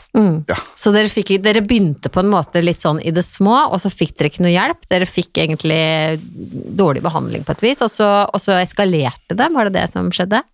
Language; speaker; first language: Norwegian; native; Norwegian